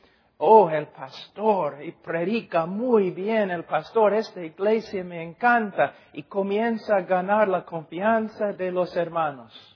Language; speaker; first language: Spanish; non-native, fluent; English